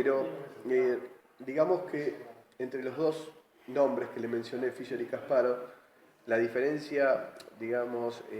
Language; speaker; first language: Spanish; native; Spanish